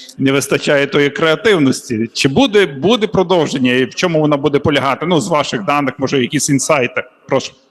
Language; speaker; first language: Ukrainian; native; Ukrainian